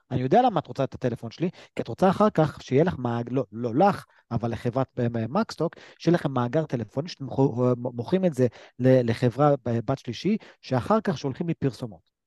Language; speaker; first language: Hebrew; native; Hebrew